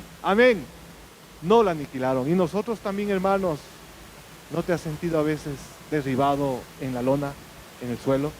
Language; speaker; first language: Spanish; native; Spanish